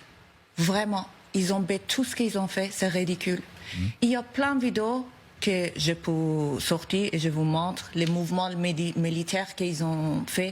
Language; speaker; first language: French; non-native, learner; Persian